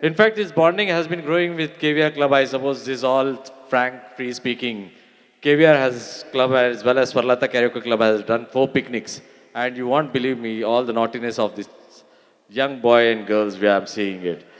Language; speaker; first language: English; non-native, local second language; Marathi